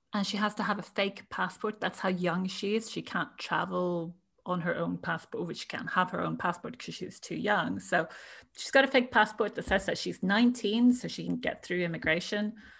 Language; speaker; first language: English; native; English